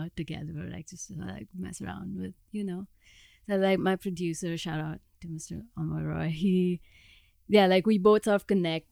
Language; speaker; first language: English; non-native, local second language; Hindi